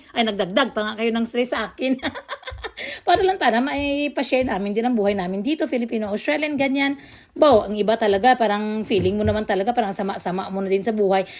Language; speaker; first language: Filipino; non-native, local second language; Hiligaynon